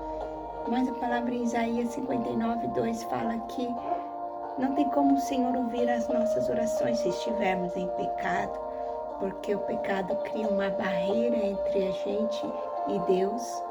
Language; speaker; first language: Portuguese; native; Portuguese